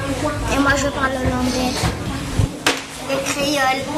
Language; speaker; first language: French; non-native, local second language; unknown